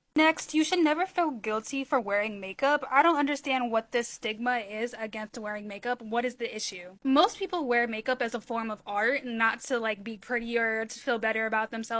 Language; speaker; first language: English; native; English